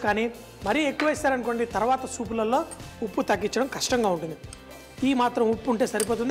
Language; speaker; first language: Telugu; native; Telugu